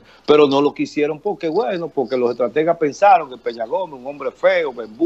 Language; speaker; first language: Spanish; native; Spanish